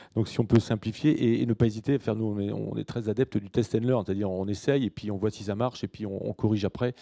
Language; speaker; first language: French; native; French